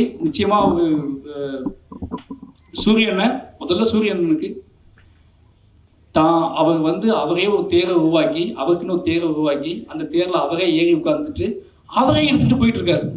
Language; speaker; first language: Tamil; native; Tamil